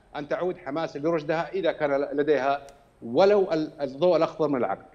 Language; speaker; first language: Arabic; native; Arabic